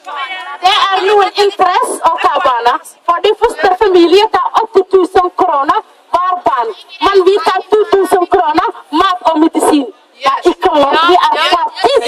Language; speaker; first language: Norwegian; non-native, learner; Somali